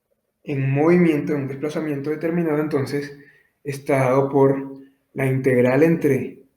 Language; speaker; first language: Spanish; native; Spanish